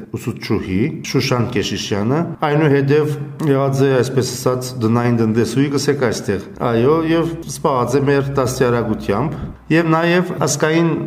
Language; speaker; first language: Armenian; early bilingual, heritage; Armenian